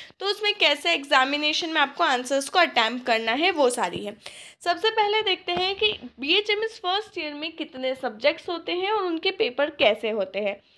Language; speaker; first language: Hindi; native; Hindi